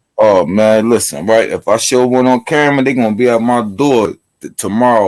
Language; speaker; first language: English; native; English